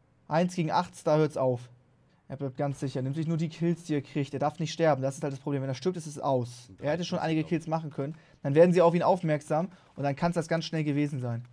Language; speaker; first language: German; native; German